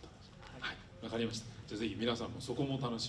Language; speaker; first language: Japanese; native; Japanese